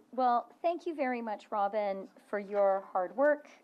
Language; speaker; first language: English; native; English